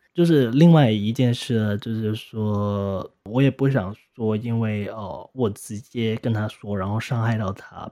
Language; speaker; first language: Chinese; non-native, local second language; Cantonese